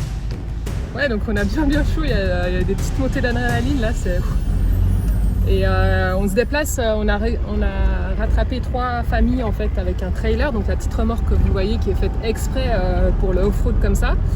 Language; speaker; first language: French; native; French